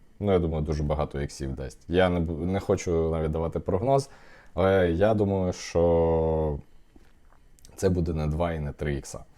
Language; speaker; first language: Ukrainian; non-native, local second language; Russian